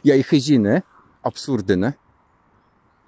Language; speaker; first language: Dutch; non-native, learner; Polish